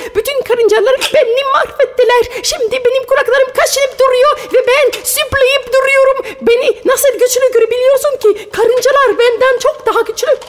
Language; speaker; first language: Turkish; non-native, fluent; French